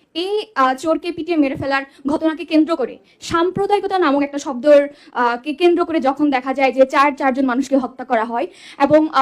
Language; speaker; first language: Bangla; non-native, local second language; Chakma